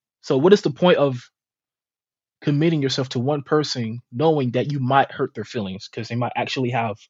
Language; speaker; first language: English; native; English